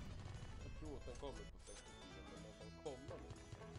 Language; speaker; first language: Swedish; native; Swedish